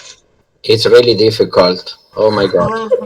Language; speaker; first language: English; non-native, learner; Spanish